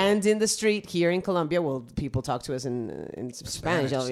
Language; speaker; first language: English; early bilingual, other home language; Spanish